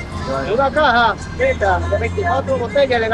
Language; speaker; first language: Spanish; native; Spanish